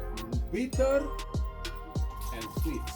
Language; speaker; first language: English; non-native, learner; Spanish